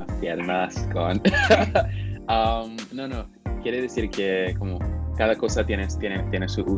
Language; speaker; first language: Spanish; non-native, fluent; English